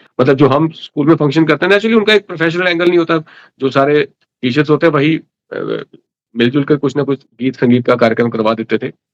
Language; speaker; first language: Hindi; non-native, local second language; Dogri